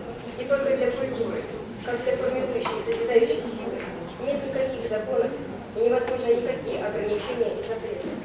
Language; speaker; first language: Russian; native; Russian